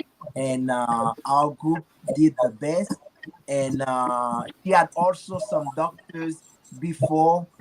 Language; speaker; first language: English; non-native, learner; Haitian Creole